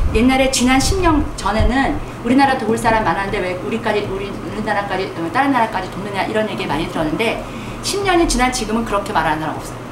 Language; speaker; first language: Korean; native; Korean